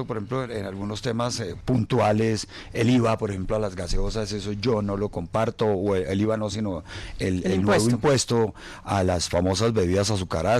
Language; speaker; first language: Spanish; native; Spanish